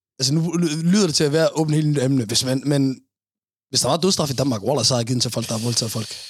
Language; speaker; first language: Danish; early bilingual, other home language; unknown